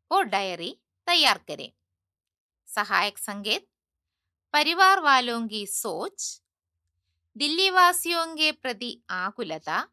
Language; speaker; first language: Hindi; non-native, local second language; Malayalam